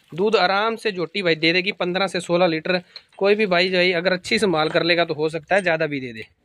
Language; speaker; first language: Hindi; non-native, local second language; Punjabi